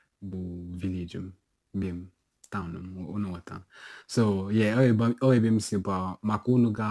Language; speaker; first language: Igbo; non-native, local second language; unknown